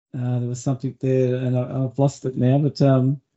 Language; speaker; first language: English; native; English